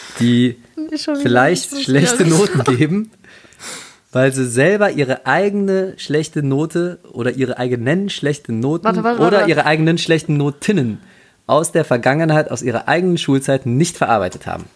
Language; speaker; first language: German; native; German